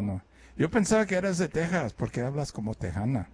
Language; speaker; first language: Spanish; early bilingual, other home language; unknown